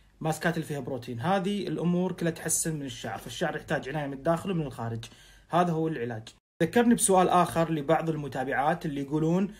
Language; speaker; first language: Arabic; native; Arabic